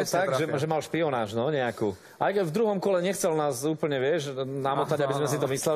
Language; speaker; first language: Slovak; native; Slovak